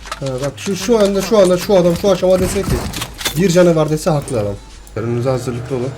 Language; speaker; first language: Turkish; native; Turkish